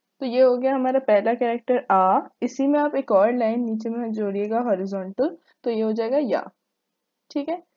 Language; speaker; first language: Hindi; native; Hindi